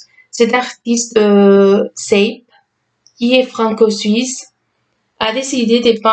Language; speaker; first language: French; non-native, fluent; Spanish